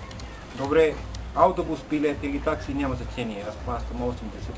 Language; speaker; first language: Bulgarian; non-native, learner; Finnish